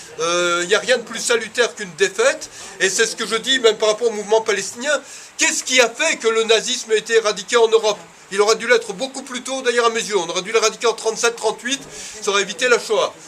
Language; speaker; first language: French; native; French